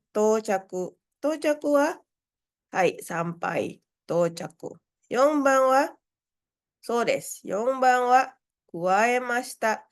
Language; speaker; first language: Japanese; non-native, fluent; Indonesian